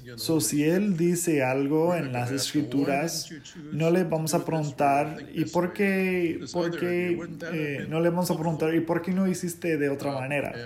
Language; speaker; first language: Spanish; non-native, fluent; English